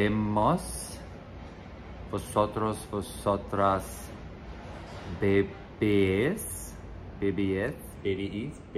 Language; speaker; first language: Spanish; non-native, learner; English